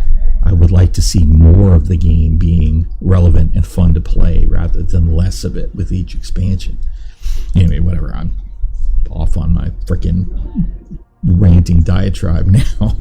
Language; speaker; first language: English; native; English